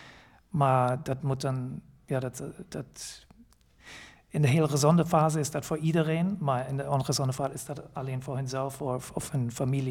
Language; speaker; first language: Dutch; non-native, fluent; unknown